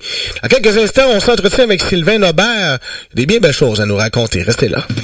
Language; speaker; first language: French; native; French